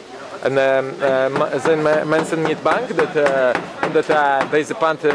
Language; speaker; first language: Dutch; non-native, learner; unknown